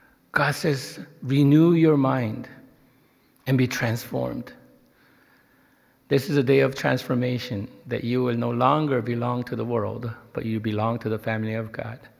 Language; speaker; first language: English; early bilingual, other home language; Korean